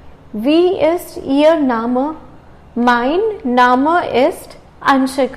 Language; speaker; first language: German; non-native, learner; Hindi